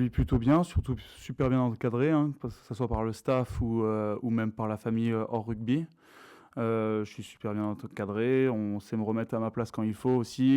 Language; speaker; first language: French; native; French